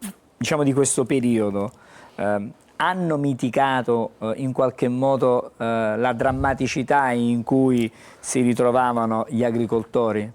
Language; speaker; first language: Italian; native; Italian